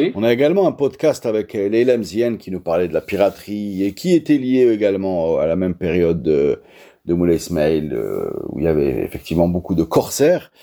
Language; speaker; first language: French; non-native, local second language; Arabic